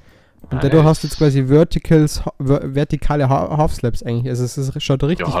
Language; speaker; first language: German; native; German